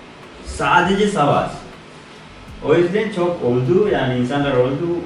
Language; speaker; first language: Turkish; non-native, learner; Sinhala